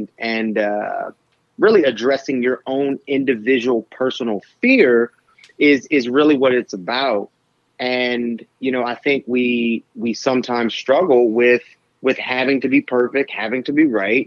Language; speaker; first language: English; native; English